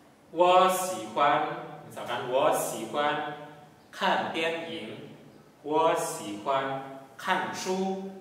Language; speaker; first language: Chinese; non-native, fluent; Indonesian